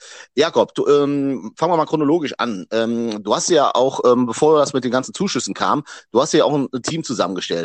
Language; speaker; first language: German; native; German